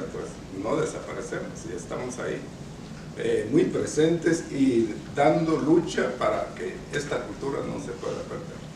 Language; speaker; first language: Spanish; non-native, local second language; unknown